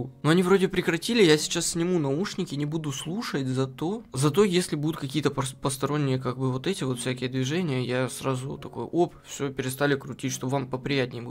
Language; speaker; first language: Russian; native; Russian